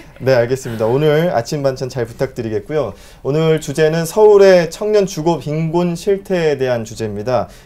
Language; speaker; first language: Korean; native; Korean